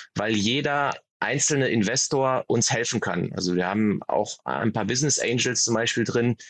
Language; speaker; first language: German; native; German